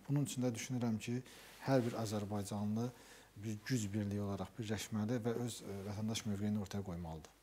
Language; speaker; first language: Azerbaijani; native; Azerbaijani